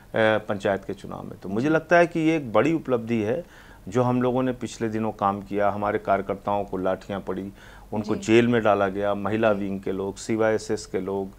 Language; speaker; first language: Hindi; native; Hindi